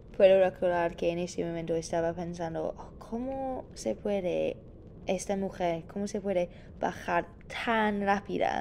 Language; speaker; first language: Spanish; non-native, fluent; English